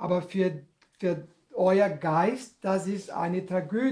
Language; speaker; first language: German; non-native, learner; Portuguese